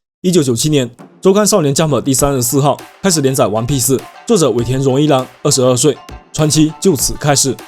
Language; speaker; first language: Chinese; native; Chinese